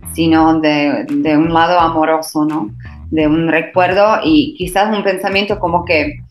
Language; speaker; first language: Spanish; non-native, fluent; Slovak